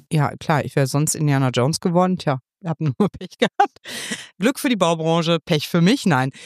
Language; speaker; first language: German; native; German